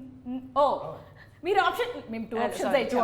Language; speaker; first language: Telugu; native; Telugu